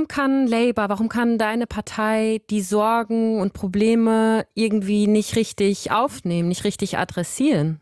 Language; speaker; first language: German; native; German